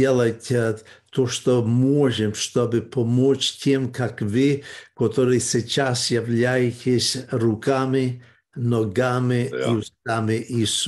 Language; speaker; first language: Russian; early bilingual, heritage; Russian